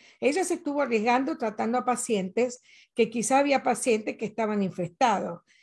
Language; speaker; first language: Spanish; native; Spanish